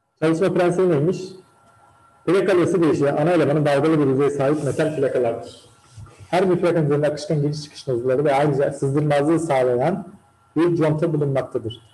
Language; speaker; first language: Turkish; native; Turkish